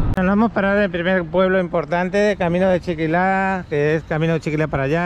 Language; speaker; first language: Spanish; native; Spanish